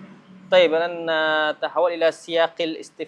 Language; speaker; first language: Arabic; non-native, fluent; Indonesian